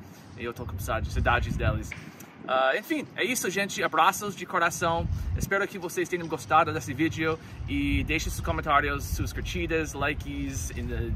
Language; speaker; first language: Portuguese; non-native, learner; English